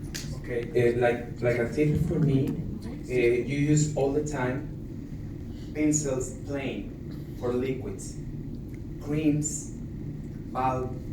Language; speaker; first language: English; non-native, learner; Spanish